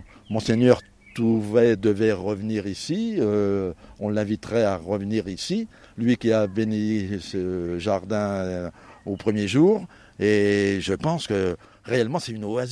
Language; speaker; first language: French; native; French